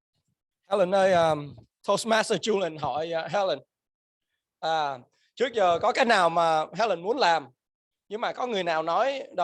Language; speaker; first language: Vietnamese; early bilingual, heritage; Vietnamese